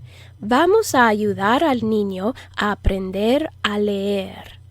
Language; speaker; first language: Spanish; non-native, fluent; English